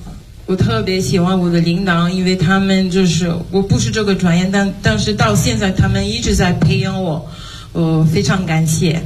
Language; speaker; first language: Chinese; non-native, fluent; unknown